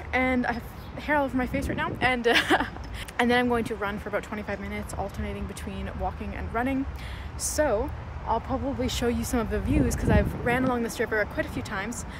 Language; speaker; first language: English; native; English